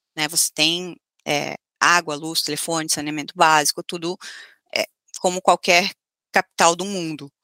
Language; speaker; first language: Portuguese; native; Portuguese